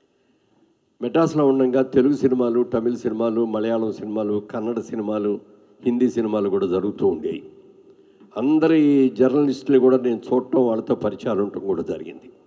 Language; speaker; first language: Telugu; native; Telugu